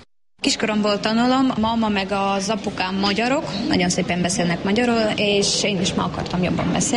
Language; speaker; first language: Hungarian; non-native, learner; Ukrainian